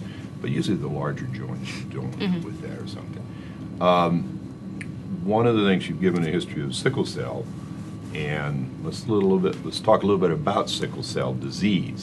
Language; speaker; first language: English; native; English